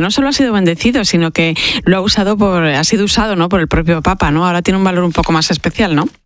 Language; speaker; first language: Spanish; native; Spanish